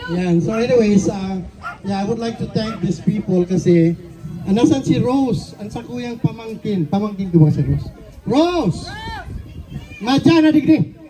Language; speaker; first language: Filipino; non-native, local second language; Bikol